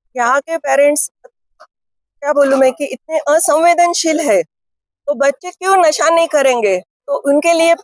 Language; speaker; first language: Hindi; non-native, local second language; Marathi